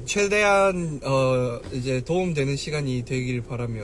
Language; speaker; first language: Korean; native; Korean